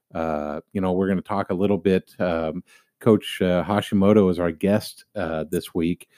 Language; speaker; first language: English; native; English